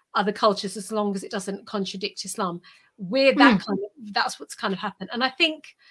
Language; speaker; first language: English; early bilingual, other home language; Urdu